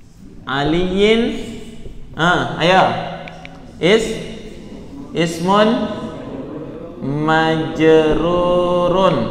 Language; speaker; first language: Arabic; non-native, fluent; Indonesian